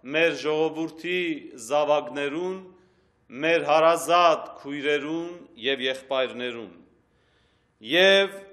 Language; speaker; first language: Armenian; early bilingual, heritage; Armenian